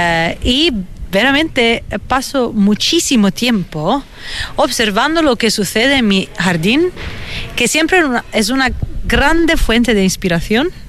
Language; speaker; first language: Spanish; non-native, fluent; Italian